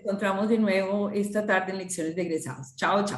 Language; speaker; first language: Spanish; native; Spanish